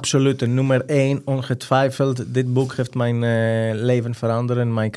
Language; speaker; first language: Dutch; non-native, fluent; Greek